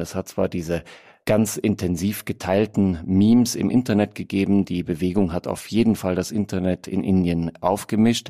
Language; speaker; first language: German; native; German